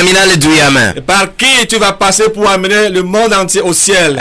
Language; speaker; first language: French; non-native, local second language; Ewe